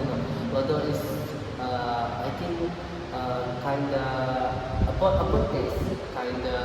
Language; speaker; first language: English; non-native, learner; Indonesian